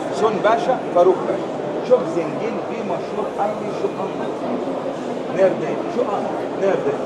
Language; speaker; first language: Turkish; non-native, learner; Arabic